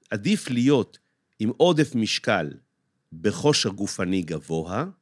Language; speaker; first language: Hebrew; native; Hebrew